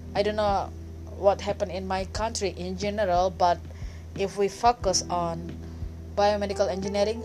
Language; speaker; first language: English; non-native, fluent; Indonesian